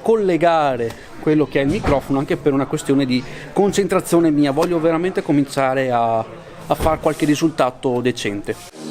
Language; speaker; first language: Italian; native; Italian